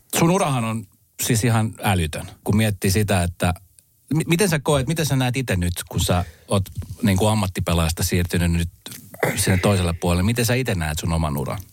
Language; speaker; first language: Finnish; native; Finnish